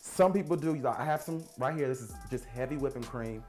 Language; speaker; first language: English; native; English